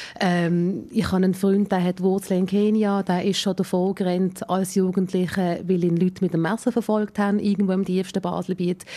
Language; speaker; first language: German; early bilingual, other home language; Malayalam